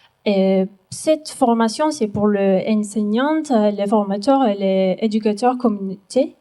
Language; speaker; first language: French; non-native, learner; Turkish